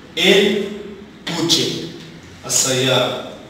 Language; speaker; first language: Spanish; non-native, fluent; Arabic